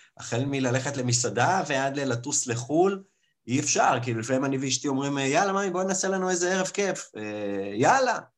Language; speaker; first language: Hebrew; early bilingual, other home language; Russian